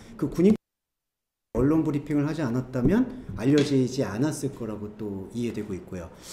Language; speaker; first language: Korean; native; Korean